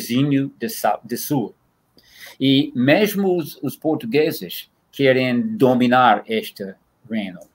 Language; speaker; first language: Portuguese; non-native, fluent; English